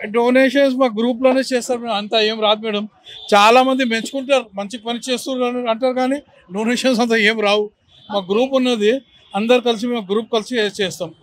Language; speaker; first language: Telugu; non-native, local second language; Urdu